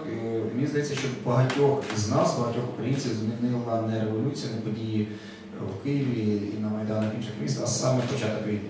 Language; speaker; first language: Ukrainian; native; Ukrainian